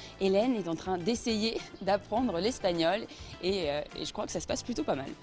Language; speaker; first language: French; native; French